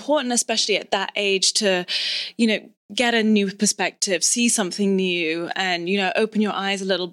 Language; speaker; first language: English; native; English